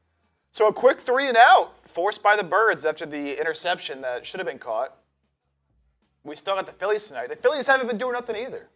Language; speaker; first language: English; native; English